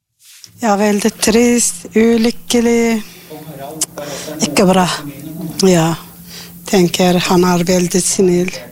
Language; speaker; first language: Norwegian; non-native, learner; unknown